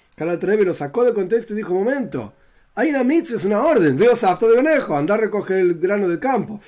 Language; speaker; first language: Spanish; native; Spanish